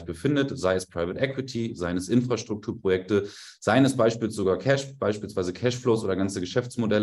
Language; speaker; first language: German; native; German